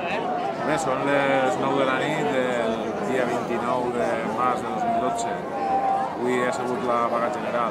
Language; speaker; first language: Catalan; native; Catalan